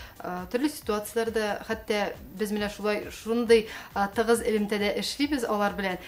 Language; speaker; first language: Tatar; native; Tatar